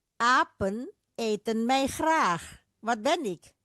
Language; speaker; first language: Dutch; non-native, fluent; Indonesian